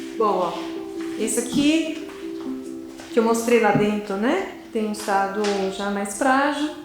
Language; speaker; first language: Portuguese; native; Portuguese